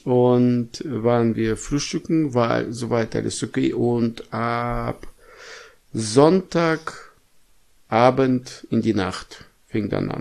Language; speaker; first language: German; early bilingual, other home language; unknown